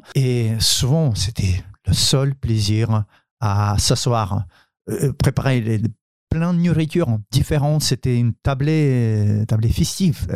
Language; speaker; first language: French; non-native, fluent; Ukrainian